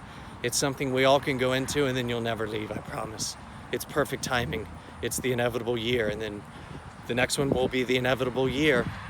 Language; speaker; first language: English; native; English